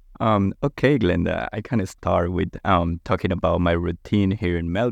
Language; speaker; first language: English; non-native, fluent; Spanish